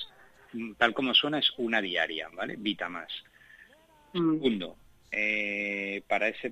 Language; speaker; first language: Spanish; native; Spanish